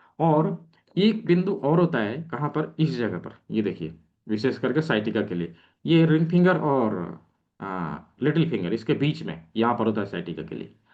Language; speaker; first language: Hindi; native; Hindi